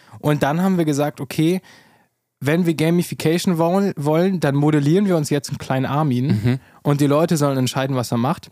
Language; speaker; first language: German; native; German